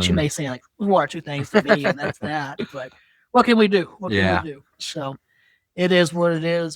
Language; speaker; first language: English; native; English